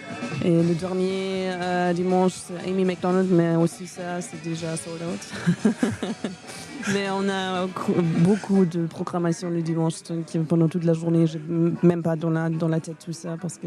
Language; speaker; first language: French; non-native, fluent; German